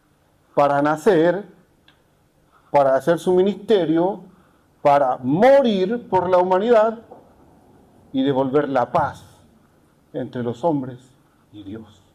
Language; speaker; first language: Spanish; native; Spanish